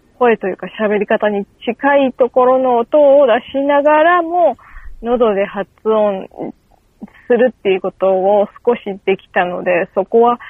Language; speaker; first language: Japanese; native; Japanese